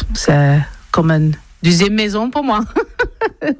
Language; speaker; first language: French; non-native, learner; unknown